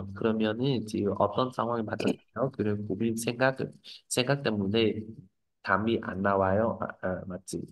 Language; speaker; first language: Korean; non-native, fluent; Vietnamese